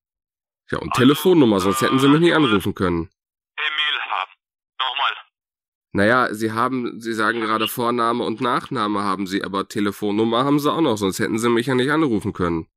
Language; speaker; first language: German; native; German